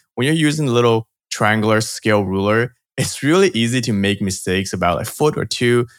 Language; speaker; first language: English; early bilingual, other home language; Chinese